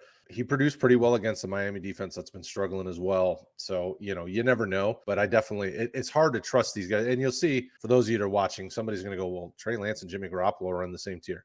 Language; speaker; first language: English; native; English